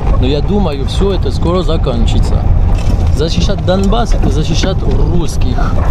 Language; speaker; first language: Russian; non-native, fluent; French